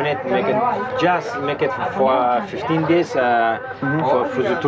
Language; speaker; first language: English; non-native, learner; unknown